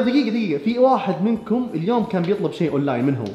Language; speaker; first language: Arabic; native; Arabic